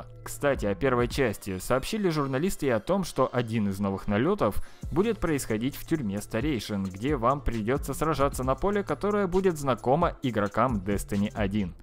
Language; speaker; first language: Russian; native; Russian